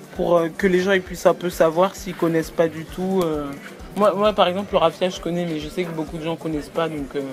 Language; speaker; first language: French; native; French